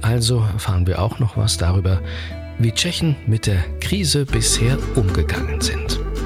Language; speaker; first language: German; native; German